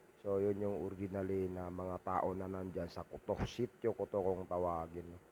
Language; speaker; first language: Filipino; non-native, local second language; Cebuano